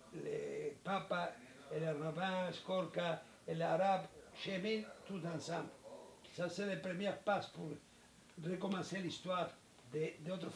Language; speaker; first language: French; non-native, learner; Spanish